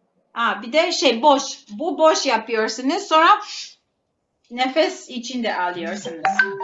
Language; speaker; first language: Turkish; non-native, fluent; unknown